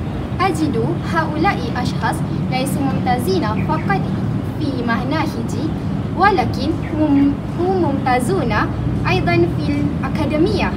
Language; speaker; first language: Arabic; non-native, learner; Malay